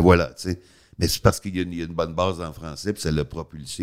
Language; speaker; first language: French; native; French